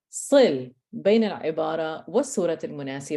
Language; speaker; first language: Arabic; non-native, fluent; English